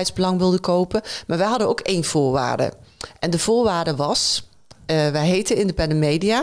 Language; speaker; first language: Dutch; native; Dutch